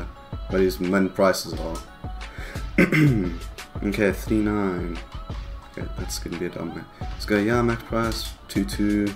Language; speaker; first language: English; native; English